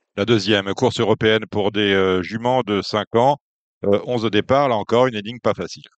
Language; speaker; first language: French; native; French